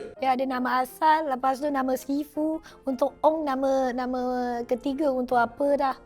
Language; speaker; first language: Malay; non-native, local second language; Tamil